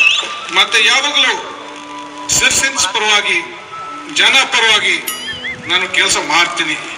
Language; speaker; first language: Kannada; non-native, local second language; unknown